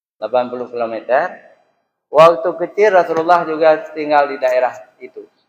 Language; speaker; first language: Malay; non-native, local second language; Achinese